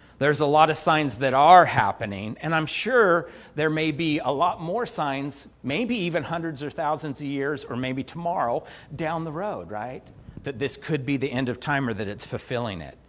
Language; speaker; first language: English; native; English